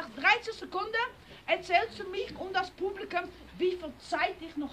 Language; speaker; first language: German; non-native, learner; Dutch